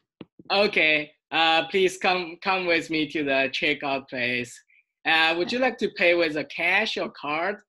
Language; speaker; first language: English; non-native, fluent; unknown